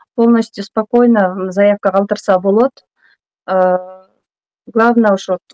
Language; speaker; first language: Russian; non-native, local second language; Kyrgyz